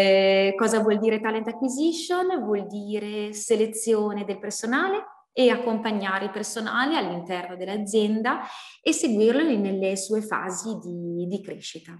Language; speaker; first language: Italian; native; Italian